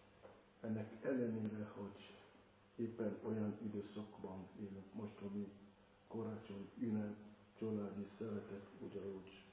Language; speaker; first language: Hungarian; non-native, fluent; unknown